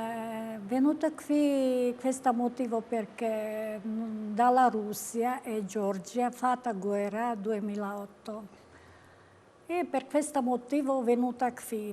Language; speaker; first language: Italian; non-native, learner; Georgian